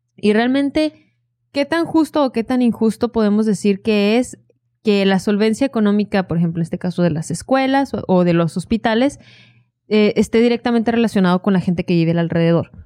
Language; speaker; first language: Spanish; native; Spanish